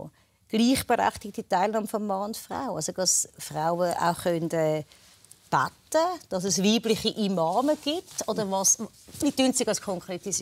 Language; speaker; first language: German; native; German